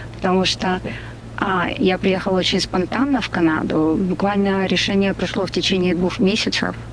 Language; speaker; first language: Russian; native; Russian